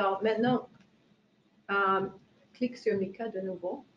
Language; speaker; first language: French; non-native, fluent; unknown